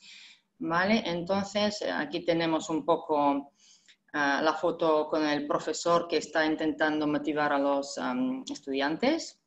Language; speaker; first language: Spanish; non-native, fluent; Russian